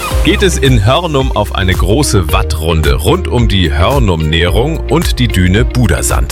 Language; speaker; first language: German; native; German